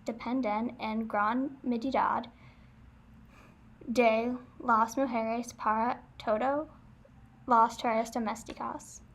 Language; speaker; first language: Spanish; non-native, learner; English